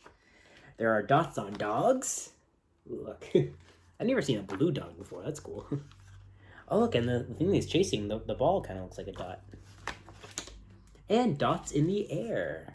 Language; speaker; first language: English; native; English